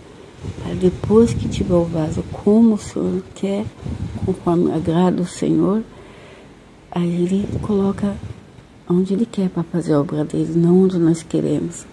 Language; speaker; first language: Portuguese; native; Portuguese